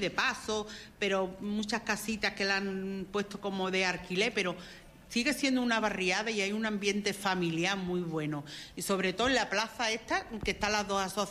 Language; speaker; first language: Spanish; native; Spanish